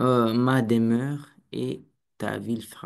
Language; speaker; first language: French; non-native, learner; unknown